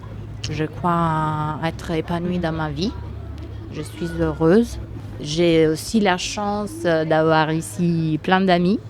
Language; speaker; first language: French; non-native, fluent; Italian